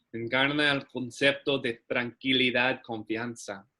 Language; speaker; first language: Spanish; non-native, learner; English